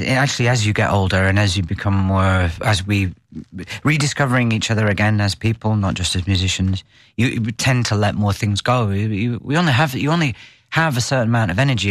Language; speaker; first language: English; native; English